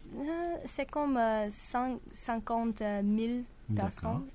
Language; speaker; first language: French; non-native, learner; English